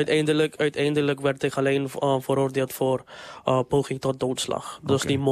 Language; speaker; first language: Dutch; non-native, local second language; English